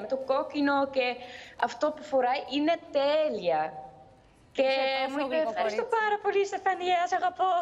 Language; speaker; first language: Greek; early bilingual, heritage; Greek